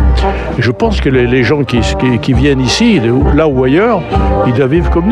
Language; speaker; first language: French; native; French